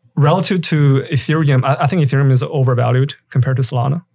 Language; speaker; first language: English; native; English